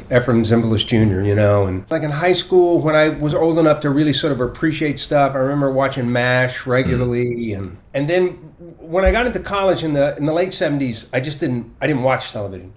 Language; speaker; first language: English; native; English